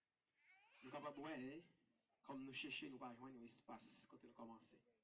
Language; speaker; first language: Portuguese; non-native, learner; Haitian Creole